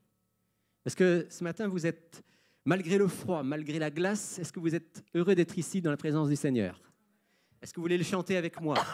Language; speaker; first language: French; native; French